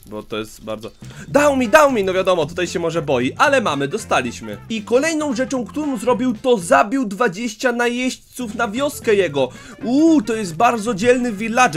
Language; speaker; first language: Polish; native; Polish